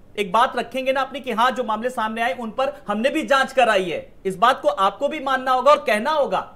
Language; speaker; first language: Hindi; native; Hindi